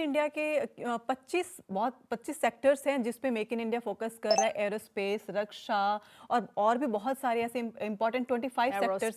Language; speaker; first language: Hindi; native; Hindi